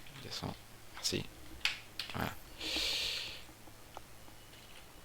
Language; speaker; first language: French; native; French